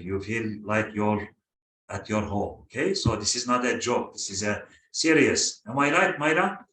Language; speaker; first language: English; non-native, fluent; Turkish